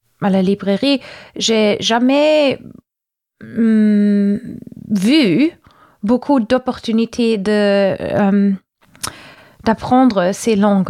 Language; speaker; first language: French; non-native, learner; English